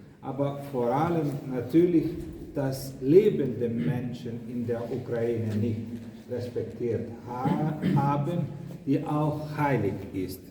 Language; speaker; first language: German; non-native, fluent; Greek